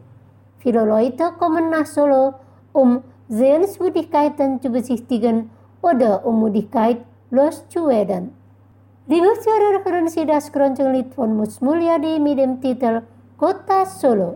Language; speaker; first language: German; non-native, fluent; Indonesian